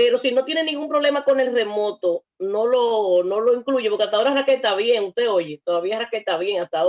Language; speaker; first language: Spanish; native; Spanish